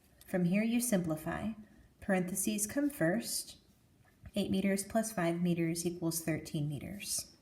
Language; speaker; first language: English; native; English